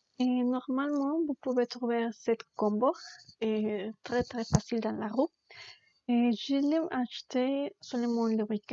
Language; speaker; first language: French; non-native, learner; Spanish